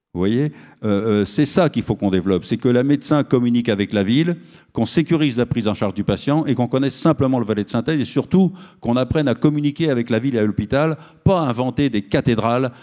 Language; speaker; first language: French; native; French